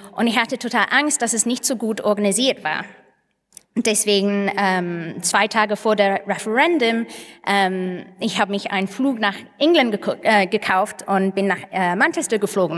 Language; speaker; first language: German; non-native, fluent; English